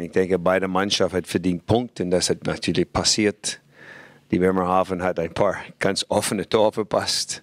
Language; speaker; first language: German; non-native, fluent; English